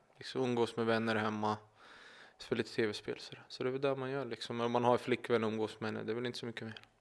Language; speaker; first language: Swedish; native; Swedish